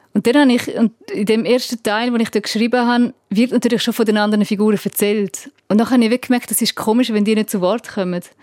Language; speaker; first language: German; native; German